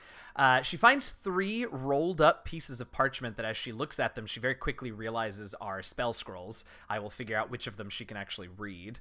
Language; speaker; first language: English; native; English